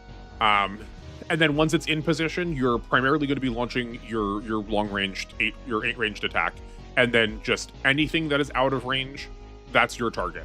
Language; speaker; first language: English; native; English